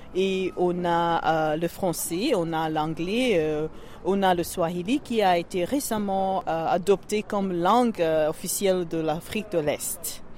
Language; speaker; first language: French; non-native, local second language; Kinyarwanda